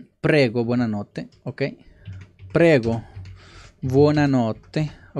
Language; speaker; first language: Italian; non-native, learner; Spanish